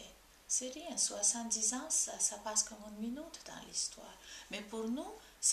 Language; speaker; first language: French; non-native, fluent; Georgian